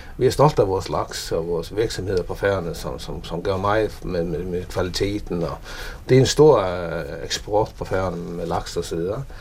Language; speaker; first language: Danish; non-native, local second language; Faroese